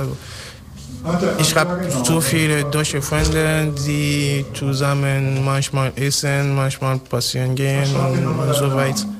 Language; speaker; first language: German; non-native, learner; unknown